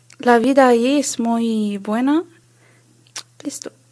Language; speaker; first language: Spanish; non-native, learner; Arabic